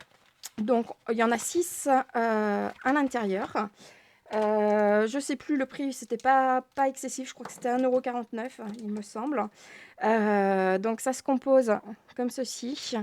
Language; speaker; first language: French; native; French